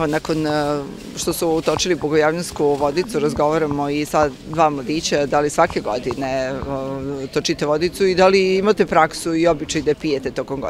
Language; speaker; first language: Serbian; native; Serbian